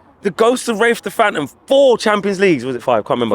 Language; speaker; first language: English; native; English